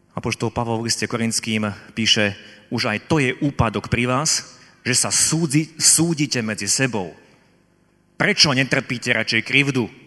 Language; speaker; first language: Slovak; native; Slovak